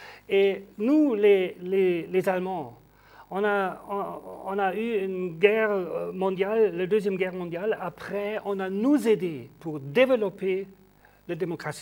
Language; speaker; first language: French; non-native, learner; German